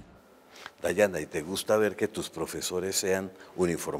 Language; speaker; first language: Spanish; native; Spanish